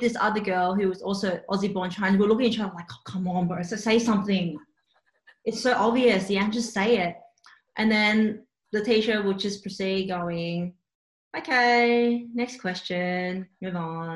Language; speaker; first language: English; non-native, local second language; Cantonese